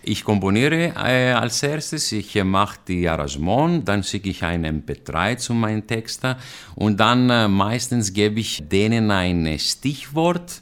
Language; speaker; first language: German; non-native, fluent; Greek